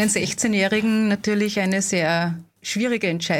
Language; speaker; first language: German; native; German